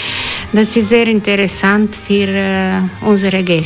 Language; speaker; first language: German; non-native, learner; Croatian